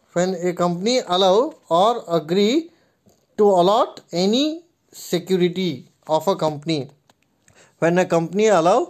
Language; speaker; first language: English; non-native, local second language; Kannada